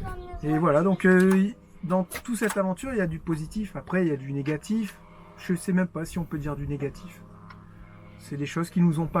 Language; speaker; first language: French; native; French